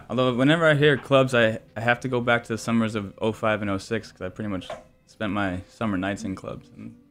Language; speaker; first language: English; native; English